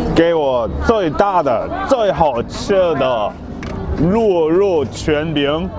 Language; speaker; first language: Chinese; non-native, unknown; German